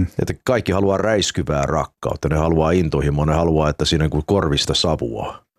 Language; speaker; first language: Finnish; early bilingual, heritage; Finnish